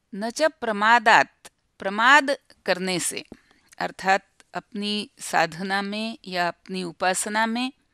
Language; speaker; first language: Hindi; non-native, local second language; Marathi